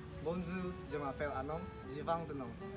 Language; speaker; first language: French; non-native, learner; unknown